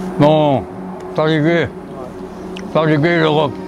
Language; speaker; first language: French; non-native, learner; German